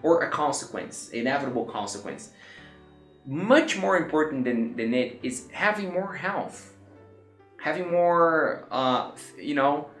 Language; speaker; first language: English; non-native, fluent; Portuguese